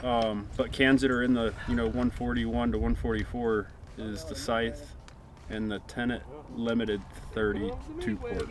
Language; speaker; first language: English; native; English